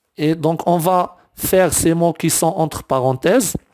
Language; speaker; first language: French; non-native, local second language; Arabic